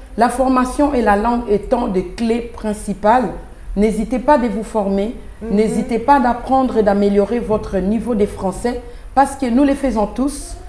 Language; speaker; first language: French; non-native, local second language; Lingala